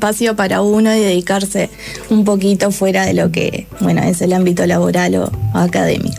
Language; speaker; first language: Spanish; native; Spanish